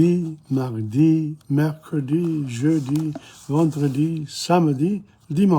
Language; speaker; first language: French; non-native, fluent; English